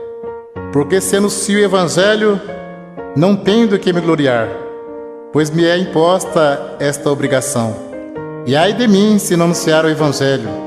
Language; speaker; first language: Portuguese; native; Portuguese